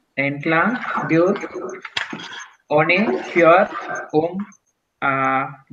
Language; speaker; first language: German; non-native, learner; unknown